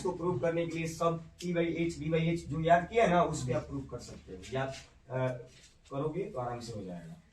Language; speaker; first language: Hindi; native; Hindi